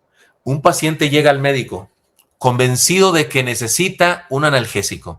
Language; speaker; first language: Spanish; native; Spanish